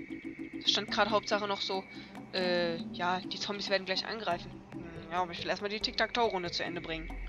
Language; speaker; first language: German; native; German